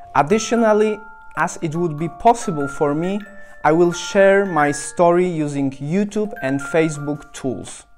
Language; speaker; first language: English; non-native, fluent; Polish